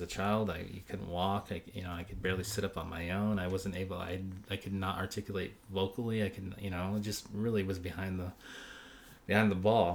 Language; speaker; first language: English; native; English